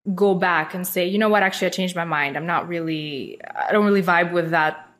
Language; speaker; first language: English; non-native, fluent; Russian